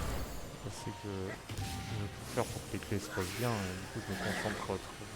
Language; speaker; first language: French; native; French